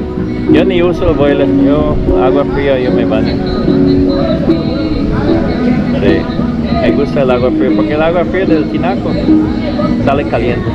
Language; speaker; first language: Spanish; non-native, learner; English